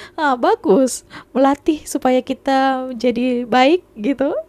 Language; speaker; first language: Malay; non-native, local second language; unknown